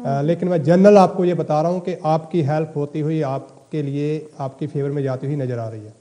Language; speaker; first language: Hindi; native; Hindi